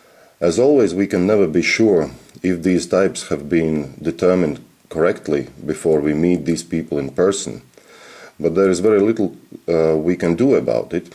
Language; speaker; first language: English; non-native, fluent; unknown